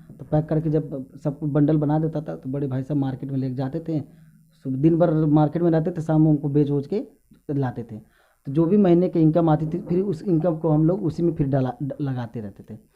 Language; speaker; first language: Hindi; native; Hindi